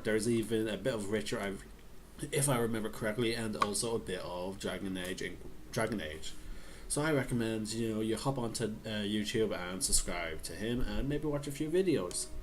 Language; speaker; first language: English; native; English